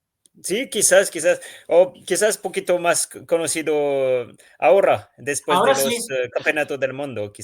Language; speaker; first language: Spanish; non-native, learner; French